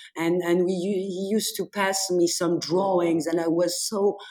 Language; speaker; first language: English; non-native, fluent; French